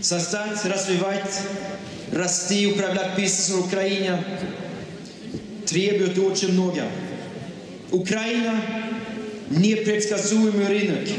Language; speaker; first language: Russian; non-native, fluent; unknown